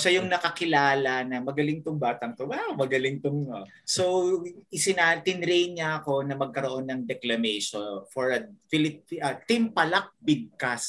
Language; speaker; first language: Filipino; native; Filipino